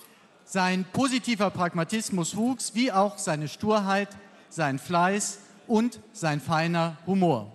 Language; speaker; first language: German; native; German